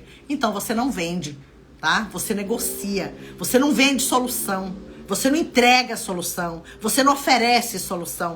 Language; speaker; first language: Portuguese; native; Portuguese